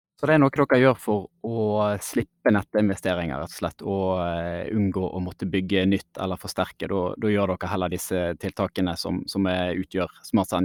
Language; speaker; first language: Norwegian; native; Norwegian